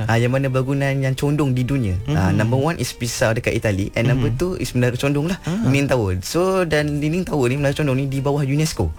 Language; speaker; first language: Malay; native; Malay